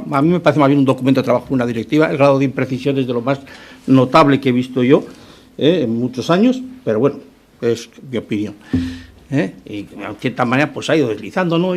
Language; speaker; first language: Spanish; native; Spanish